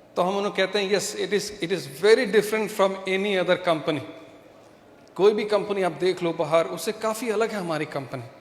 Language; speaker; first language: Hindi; non-native, local second language; Malayalam